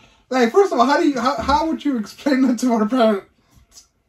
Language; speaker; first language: English; early bilingual, other home language; Spanish